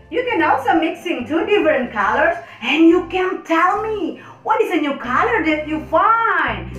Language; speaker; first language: English; non-native, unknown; Indonesian